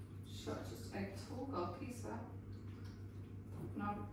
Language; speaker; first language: Irish; non-native, local second language; English